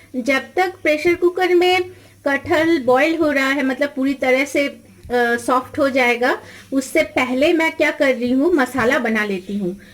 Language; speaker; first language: Hindi; non-native, local second language; Bangla